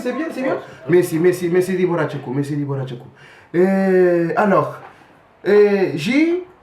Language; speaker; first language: French; non-native, learner; Kabuverdianu